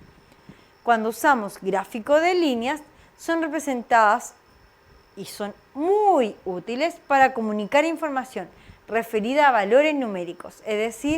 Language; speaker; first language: Spanish; native; Spanish